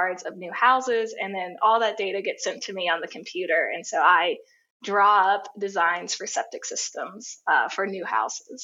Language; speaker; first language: English; native; English